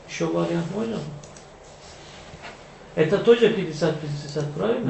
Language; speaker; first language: Russian; non-native, learner; Turkish